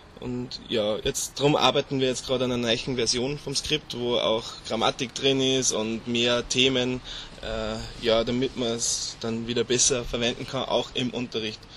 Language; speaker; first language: German; native; German